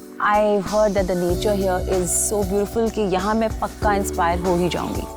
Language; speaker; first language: Hindi; native; Hindi